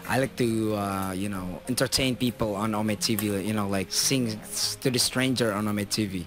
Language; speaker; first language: English; non-native, learner; Indonesian